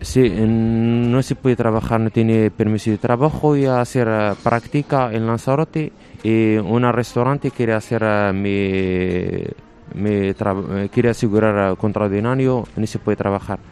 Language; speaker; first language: Spanish; non-native, learner; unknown